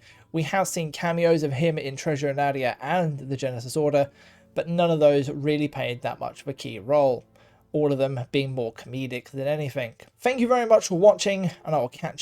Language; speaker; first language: English; native; English